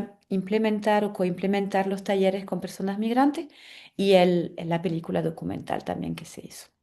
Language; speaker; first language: Spanish; non-native, fluent; French